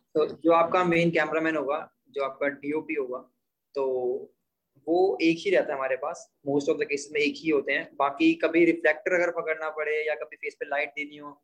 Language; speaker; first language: Hindi; native; Hindi